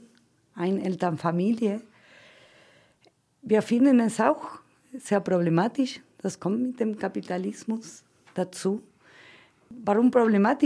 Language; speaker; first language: German; non-native, fluent; Spanish